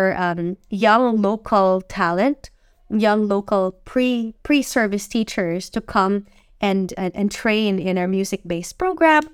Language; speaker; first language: English; non-native, local second language; Filipino